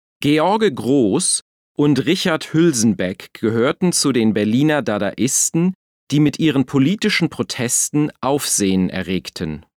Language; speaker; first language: German; native; German